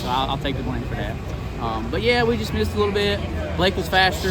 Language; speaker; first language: English; native; English